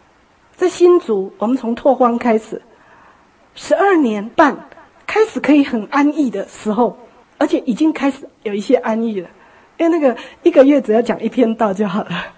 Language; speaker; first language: Chinese; native; Chinese